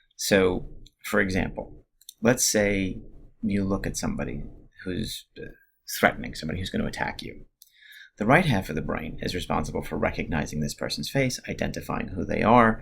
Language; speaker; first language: English; native; English